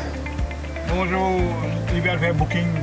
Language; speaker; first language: French; non-native, local second language; Morisyen